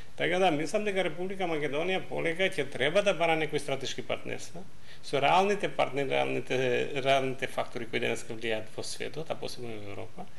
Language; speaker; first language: Macedonian; non-native, local second language; Albanian